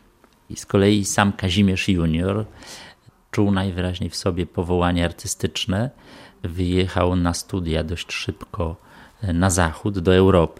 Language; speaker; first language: Polish; native; Polish